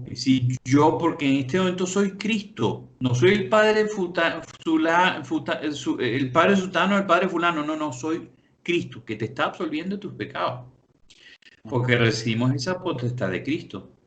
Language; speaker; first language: Spanish; native; Spanish